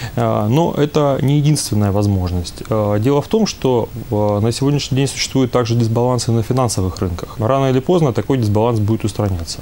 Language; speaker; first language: Russian; native; Russian